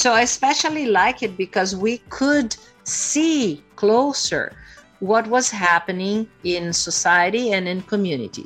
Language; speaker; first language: English; non-native, fluent; Portuguese